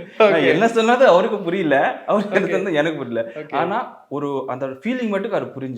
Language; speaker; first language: Tamil; non-native, learner; Telugu